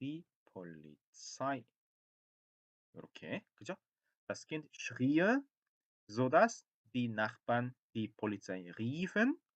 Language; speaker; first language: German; non-native, fluent; Korean